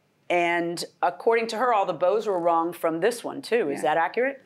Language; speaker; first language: English; early bilingual, other home language; Spanish